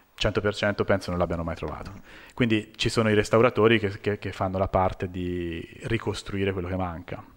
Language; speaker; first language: Italian; native; Italian